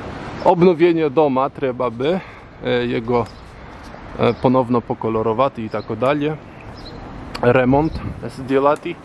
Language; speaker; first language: Polish; non-native, learner; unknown